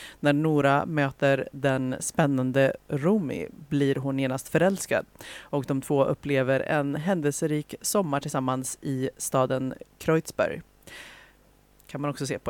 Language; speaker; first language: Swedish; native; Swedish